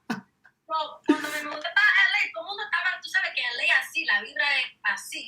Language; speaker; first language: Spanish; early bilingual, heritage; Spanish